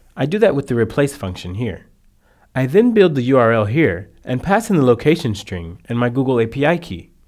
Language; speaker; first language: English; native; English